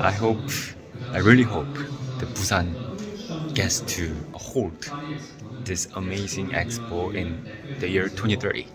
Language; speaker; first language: English; non-native, fluent; Korean